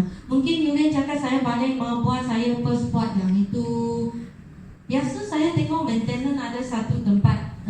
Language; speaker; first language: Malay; non-native, local second language; Chinese